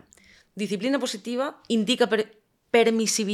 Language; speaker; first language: Spanish; native; Spanish